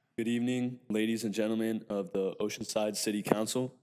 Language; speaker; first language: English; native; English